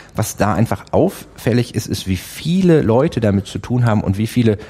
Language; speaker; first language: German; native; German